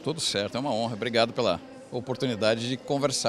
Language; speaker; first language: Portuguese; native; Portuguese